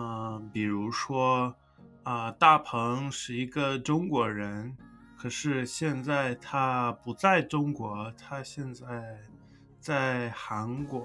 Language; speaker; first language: Chinese; non-native, learner; English